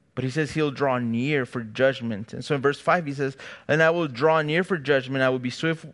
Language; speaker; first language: English; native; English